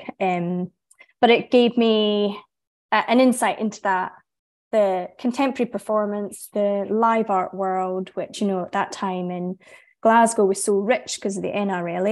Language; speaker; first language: English; native; English